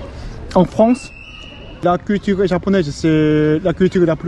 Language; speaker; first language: French; non-native, learner; Korean